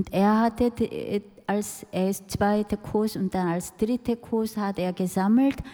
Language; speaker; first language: German; non-native, fluent; Korean